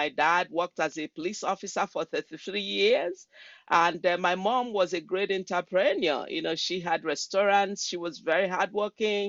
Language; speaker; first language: English; non-native, local second language; Igbo